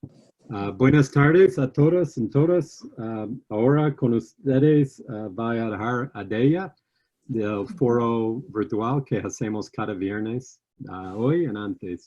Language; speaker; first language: Spanish; non-native, learner; English